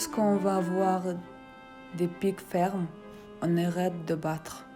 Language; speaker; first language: French; non-native, fluent; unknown